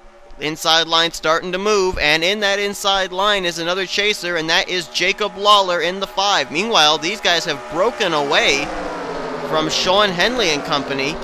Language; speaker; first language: English; native; English